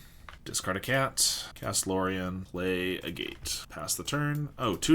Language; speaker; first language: English; native; English